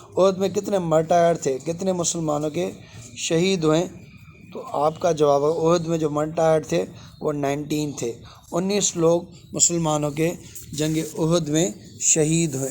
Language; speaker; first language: Urdu; non-native, local second language; Sindhi